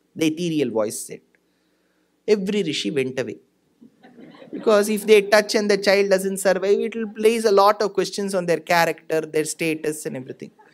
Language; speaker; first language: English; non-native, local second language; Tamil